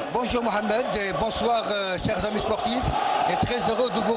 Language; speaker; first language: French; non-native, local second language; Arabic